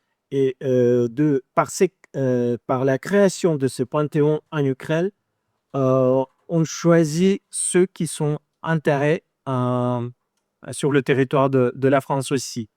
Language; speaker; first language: French; non-native, fluent; Ukrainian